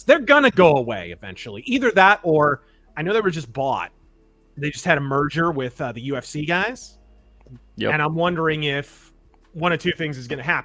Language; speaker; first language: English; native; English